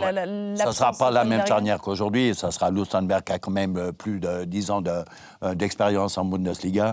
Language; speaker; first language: French; native; French